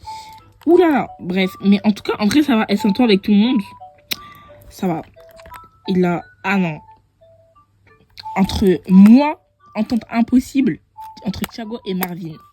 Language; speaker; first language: French; native; French